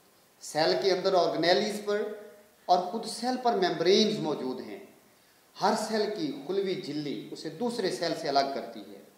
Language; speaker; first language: Urdu; native; Urdu